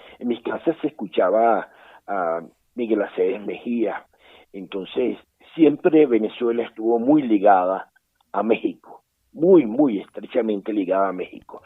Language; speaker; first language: Spanish; native; Spanish